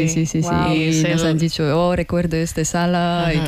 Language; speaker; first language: Spanish; non-native, fluent; Russian